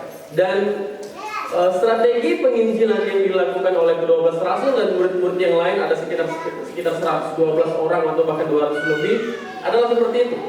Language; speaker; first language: Indonesian; native; Indonesian